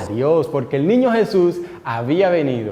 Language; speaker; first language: Spanish; native; Spanish